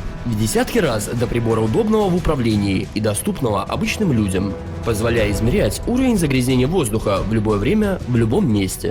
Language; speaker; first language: Russian; native; Russian